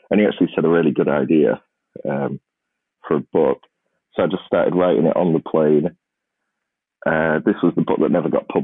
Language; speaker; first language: English; native; English